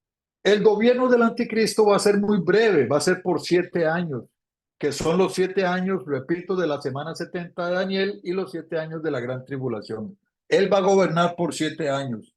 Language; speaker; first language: Spanish; native; Spanish